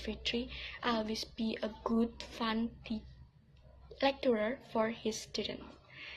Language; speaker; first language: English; non-native, learner; Indonesian